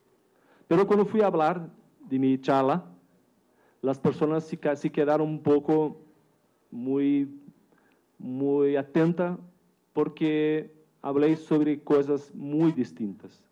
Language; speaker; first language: Spanish; non-native, learner; Portuguese